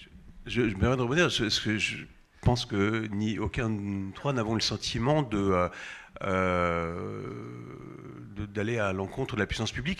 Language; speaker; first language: French; native; French